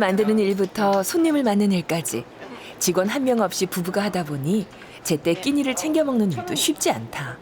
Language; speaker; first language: Korean; native; Korean